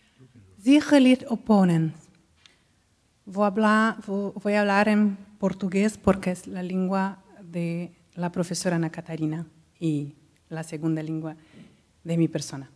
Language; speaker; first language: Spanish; non-native, fluent; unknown